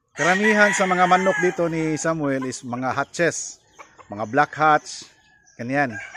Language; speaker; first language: Filipino; non-native, local second language; Cebuano